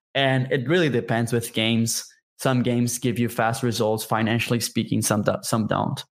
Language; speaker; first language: English; non-native, fluent; Portuguese